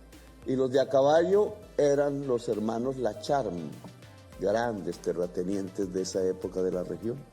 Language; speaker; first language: Spanish; native; Spanish